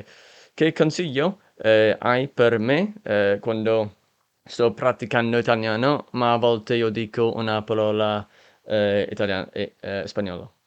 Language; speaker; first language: Italian; non-native, learner; English